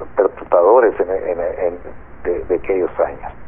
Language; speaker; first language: Spanish; native; Spanish